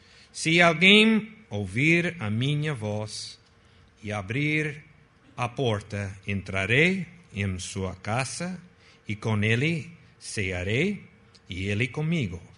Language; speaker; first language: Portuguese; non-native, fluent; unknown